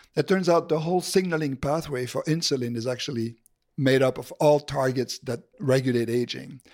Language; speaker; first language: English; non-native, fluent; French